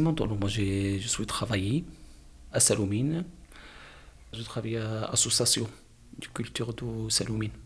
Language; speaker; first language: French; non-native, learner; Arabic